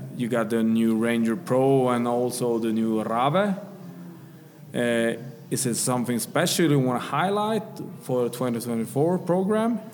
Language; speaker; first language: English; non-native, fluent; Swedish